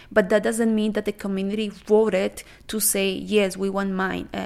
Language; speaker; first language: English; non-native, fluent; Spanish